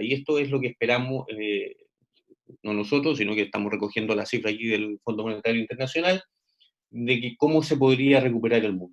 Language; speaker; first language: Spanish; native; Spanish